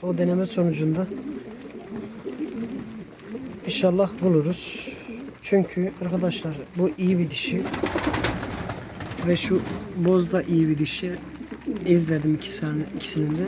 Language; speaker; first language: Turkish; native; Turkish